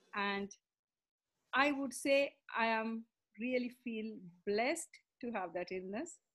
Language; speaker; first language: English; non-native, local second language; Tamil